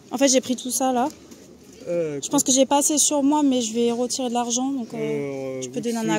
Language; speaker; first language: French; native; French